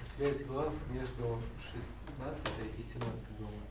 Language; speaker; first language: Russian; native; Russian